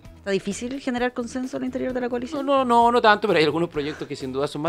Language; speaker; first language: Spanish; native; Spanish